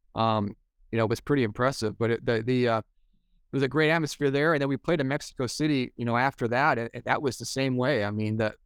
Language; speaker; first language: English; native; English